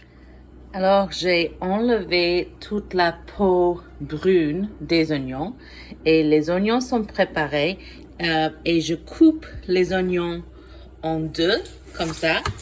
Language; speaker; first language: French; non-native, fluent; English